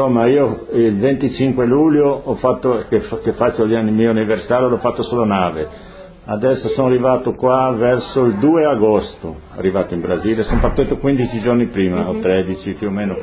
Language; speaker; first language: Italian; non-native, local second language; Friulian